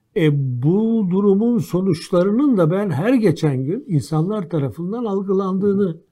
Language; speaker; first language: Turkish; native; Turkish